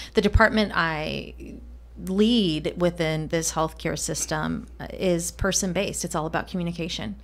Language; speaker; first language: English; non-native, fluent; Spanish